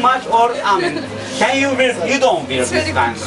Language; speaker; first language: English; non-native, learner; Turkish